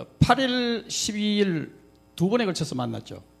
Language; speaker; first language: Korean; native; Korean